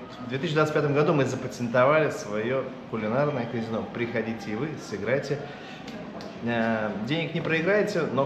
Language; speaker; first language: Russian; native; Russian